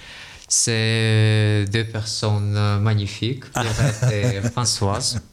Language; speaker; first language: French; non-native, fluent; Russian